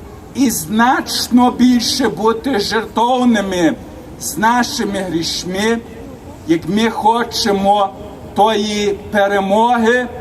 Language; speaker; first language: Ukrainian; early bilingual, heritage; Ukrainian